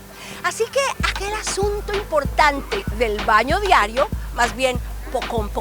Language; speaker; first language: Spanish; native; Spanish